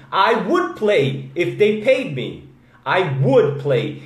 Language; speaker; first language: English; non-native, fluent; Portuguese